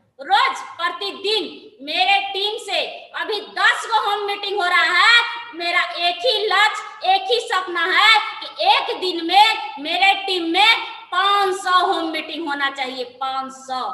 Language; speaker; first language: Hindi; non-native, local second language; Bhojpuri